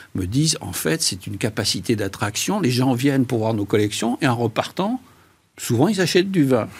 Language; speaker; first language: French; native; French